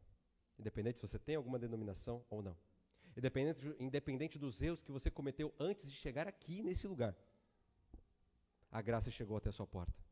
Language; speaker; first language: Portuguese; native; Portuguese